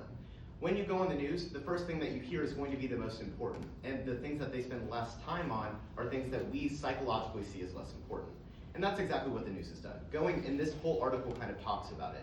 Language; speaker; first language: English; native; English